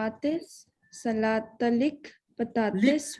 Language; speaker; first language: Turkish; non-native, learner; Urdu